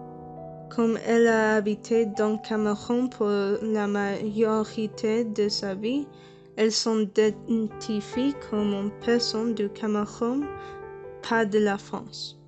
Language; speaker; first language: French; non-native, learner; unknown